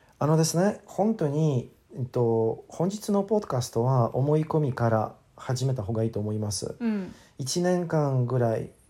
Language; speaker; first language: Japanese; non-native, learner; English